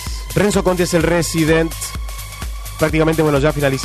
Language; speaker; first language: Spanish; native; Spanish